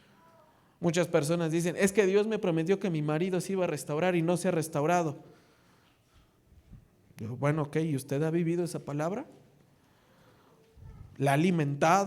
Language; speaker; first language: Spanish; native; Spanish